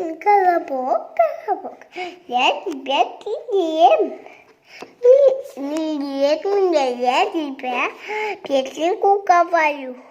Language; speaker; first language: Russian; non-native, local second language; Kazakh